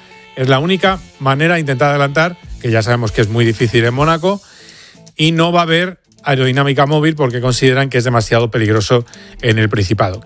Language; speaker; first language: Spanish; native; Spanish